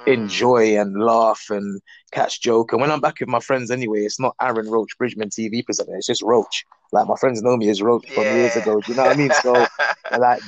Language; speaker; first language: English; native; English